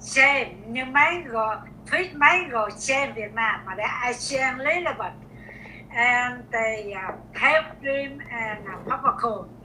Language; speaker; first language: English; non-native, learner; Vietnamese